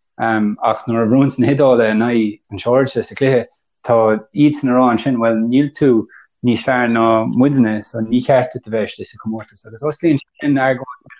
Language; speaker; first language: Irish; native; Irish